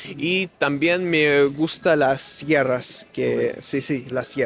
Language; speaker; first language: Spanish; non-native, learner; Russian